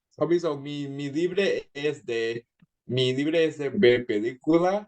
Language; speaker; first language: Spanish; early bilingual, heritage; Spanish